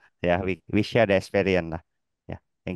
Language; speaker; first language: English; non-native, learner; Indonesian